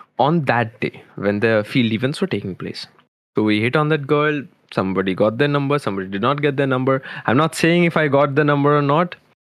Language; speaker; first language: English; non-native, local second language; Bangla